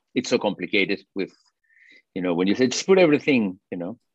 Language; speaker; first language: English; non-native, fluent; Spanish